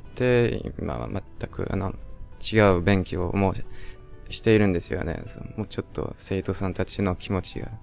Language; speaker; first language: Japanese; non-native, fluent; French